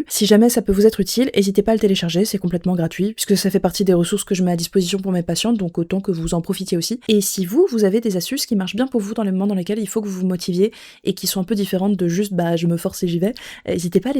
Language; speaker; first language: French; native; French